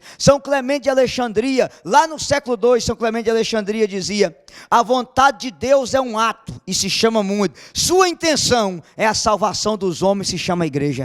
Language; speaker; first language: Portuguese; native; Portuguese